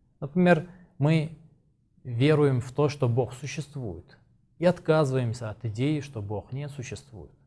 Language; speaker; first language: Russian; non-native, local second language; Azerbaijani